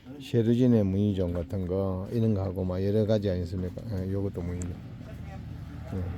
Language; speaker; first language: Korean; native; Korean